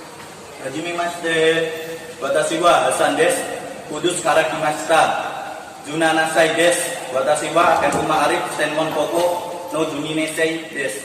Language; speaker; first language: Japanese; non-native, learner; Indonesian